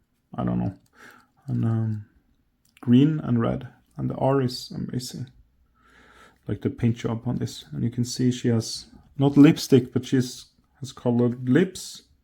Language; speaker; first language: English; non-native, fluent; Norwegian